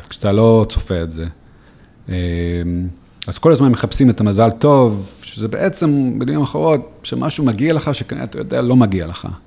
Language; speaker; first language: Hebrew; non-native, fluent; English